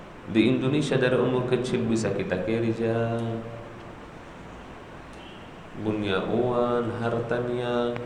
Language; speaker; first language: Indonesian; non-native, learner; Arabic